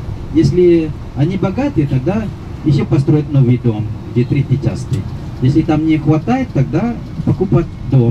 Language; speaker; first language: Russian; non-native, fluent; Balinese